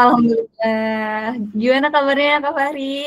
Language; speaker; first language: Indonesian; native; Indonesian